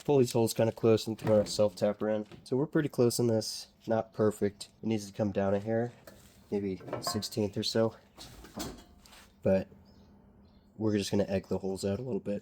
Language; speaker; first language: English; native; English